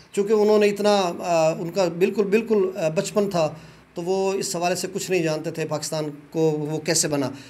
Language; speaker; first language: Urdu; non-native, local second language; Punjabi